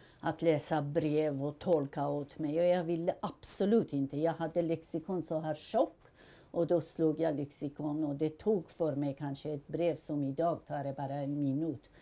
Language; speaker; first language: Swedish; non-native, fluent; Persian